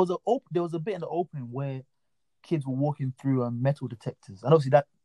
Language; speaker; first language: English; non-native, local second language; Yoruba